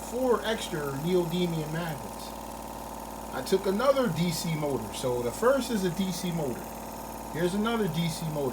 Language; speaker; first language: English; native; English